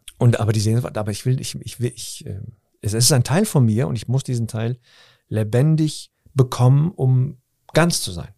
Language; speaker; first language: German; early bilingual, other home language; Turkish